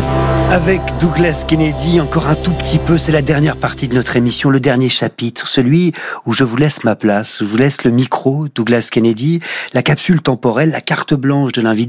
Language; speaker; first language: French; native; French